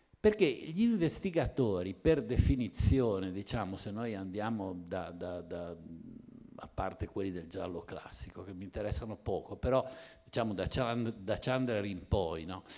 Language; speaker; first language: Italian; native; Italian